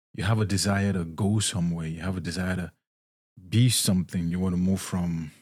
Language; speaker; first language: English; non-native, local second language; Yoruba